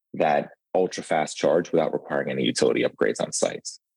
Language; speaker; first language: English; early bilingual, other home language; Ukrainian